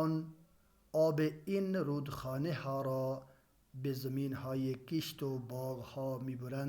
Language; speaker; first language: Persian; non-native, fluent; Urdu